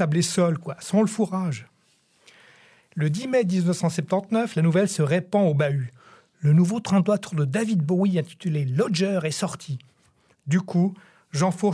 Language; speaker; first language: French; native; French